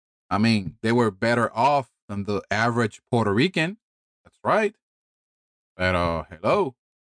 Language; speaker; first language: English; early bilingual, other home language; Spanish